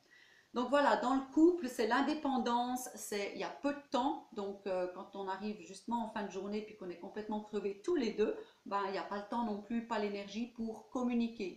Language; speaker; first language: French; native; French